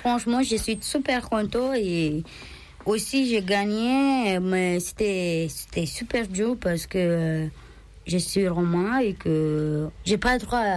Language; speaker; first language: French; non-native, learner; Romanian